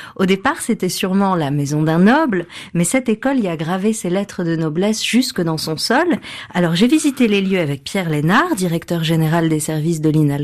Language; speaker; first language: French; native; French